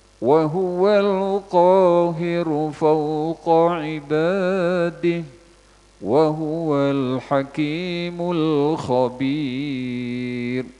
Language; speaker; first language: Malay; native; Malay